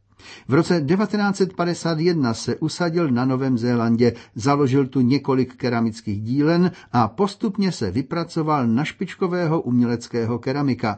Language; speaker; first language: Czech; native; Czech